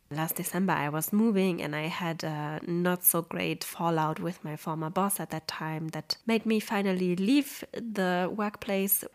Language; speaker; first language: English; non-native, fluent; Polish